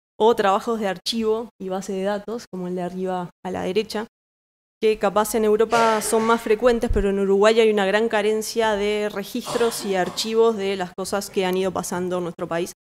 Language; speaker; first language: Spanish; native; Spanish